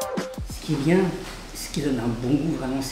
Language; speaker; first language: French; native; French